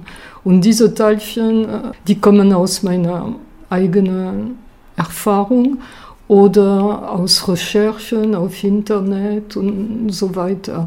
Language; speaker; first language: German; non-native, fluent; French